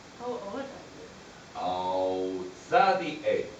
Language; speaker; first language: English; non-native, learner; Japanese